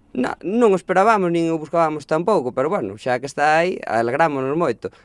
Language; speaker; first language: Galician; native; Galician